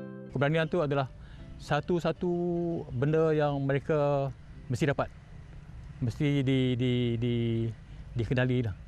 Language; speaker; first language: Malay; native; Malay